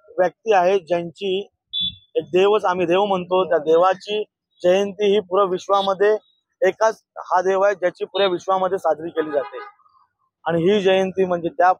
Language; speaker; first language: Marathi; native; Marathi